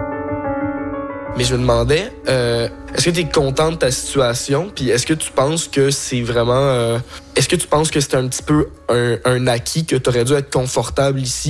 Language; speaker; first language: French; native; French